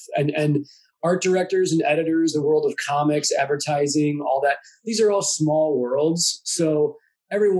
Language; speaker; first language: English; native; English